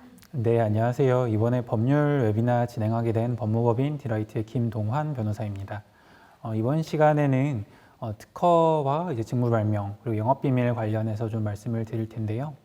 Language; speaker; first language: Korean; native; Korean